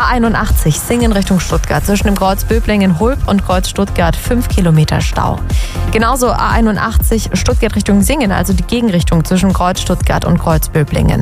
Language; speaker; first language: German; native; German